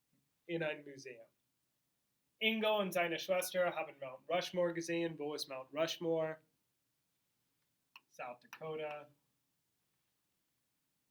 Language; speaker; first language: German; non-native, fluent; English